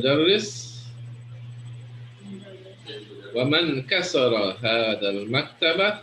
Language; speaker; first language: Arabic; non-native, fluent; English